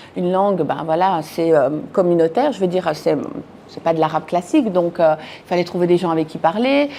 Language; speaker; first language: French; native; French